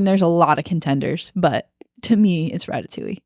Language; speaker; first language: English; native; English